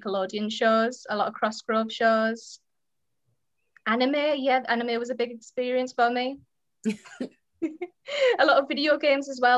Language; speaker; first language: English; native; English